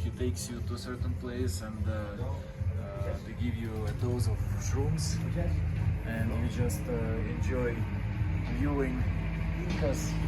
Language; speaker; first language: English; non-native, fluent; Russian